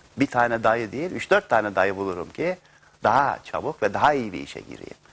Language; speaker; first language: Turkish; native; Turkish